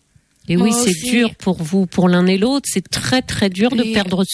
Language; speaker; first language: French; native; French